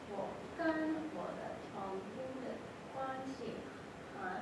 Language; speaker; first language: Chinese; non-native, learner; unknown